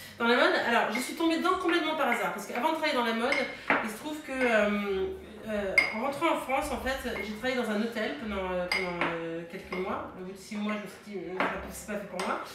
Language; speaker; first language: French; early bilingual, heritage; French